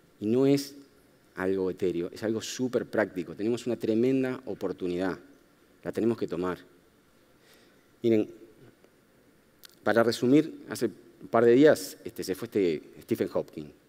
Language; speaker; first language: Spanish; native; Spanish